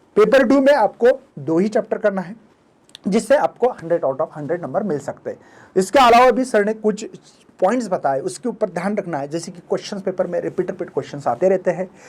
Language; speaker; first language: Hindi; non-native, local second language; Marathi